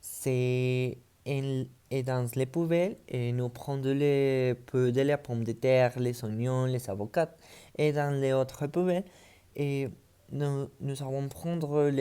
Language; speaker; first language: French; non-native, learner; Spanish